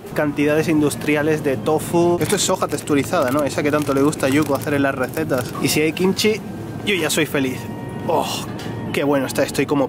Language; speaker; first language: Spanish; native; Spanish